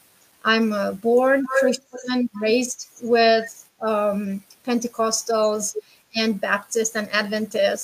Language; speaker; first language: English; non-native, fluent; Romanian